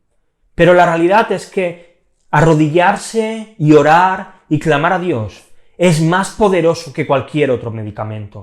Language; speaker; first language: Spanish; native; Spanish